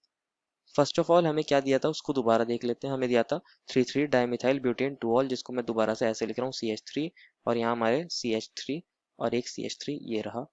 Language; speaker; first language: Hindi; native; Hindi